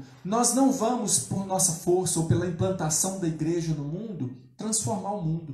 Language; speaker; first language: Portuguese; native; Portuguese